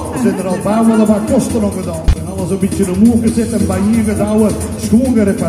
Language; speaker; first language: Dutch; native; Dutch